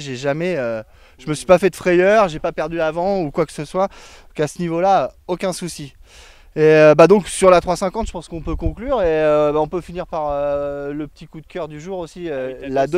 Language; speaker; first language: French; native; French